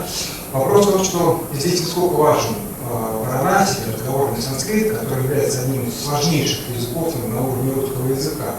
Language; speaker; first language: Russian; native; Russian